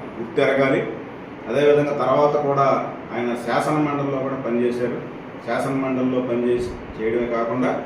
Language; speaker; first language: Telugu; native; Telugu